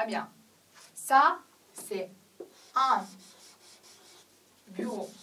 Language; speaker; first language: French; non-native, fluent; Chinese